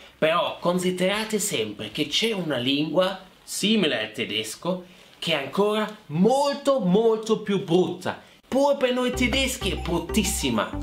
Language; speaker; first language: Italian; non-native, fluent; German